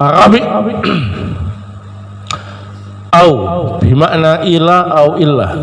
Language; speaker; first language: Arabic; non-native, fluent; Indonesian